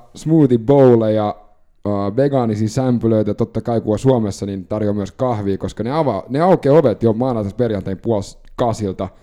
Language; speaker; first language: Finnish; non-native, local second language; Swedish